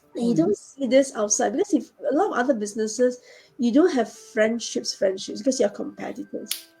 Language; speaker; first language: English; non-native, local second language; Chinese